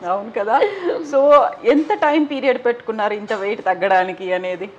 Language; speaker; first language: Telugu; native; Telugu